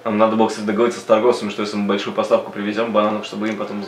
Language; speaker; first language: Russian; native; Russian